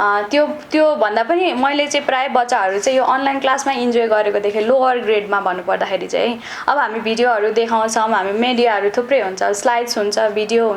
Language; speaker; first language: Nepali; native; Nepali